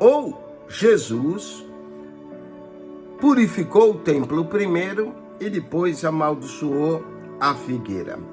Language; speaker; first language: Portuguese; native; Portuguese